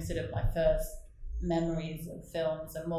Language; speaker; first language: English; non-native, fluent; Norwegian